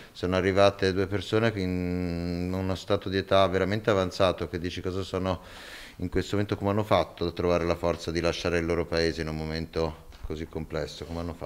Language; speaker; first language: Italian; native; Italian